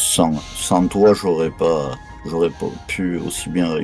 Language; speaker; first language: French; native; French